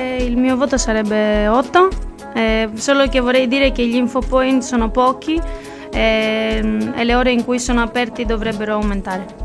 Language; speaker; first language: Italian; non-native, fluent; Albanian